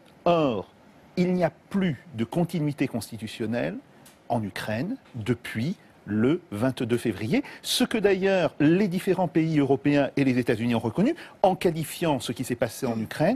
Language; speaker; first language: French; native; French